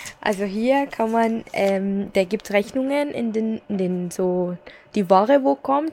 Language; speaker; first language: German; non-native, learner; Arabic